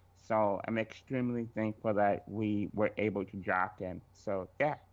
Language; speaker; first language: English; native; English